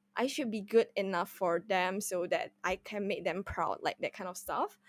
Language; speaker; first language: English; non-native, fluent; Indonesian